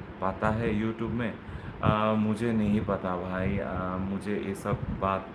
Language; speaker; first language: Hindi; non-native, learner; Bangla